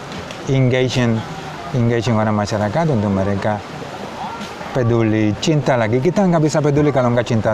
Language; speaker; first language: Indonesian; non-native, fluent; Spanish